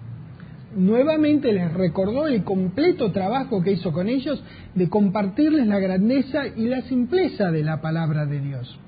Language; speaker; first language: Spanish; native; Spanish